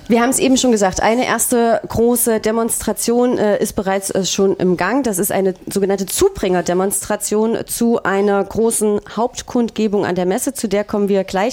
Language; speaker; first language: German; native; German